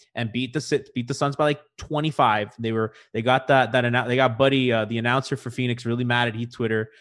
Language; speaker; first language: English; native; English